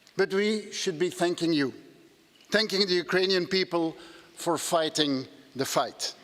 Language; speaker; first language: English; non-native, fluent; Dutch